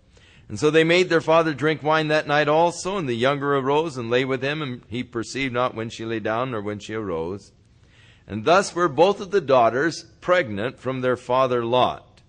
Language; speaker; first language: English; native; English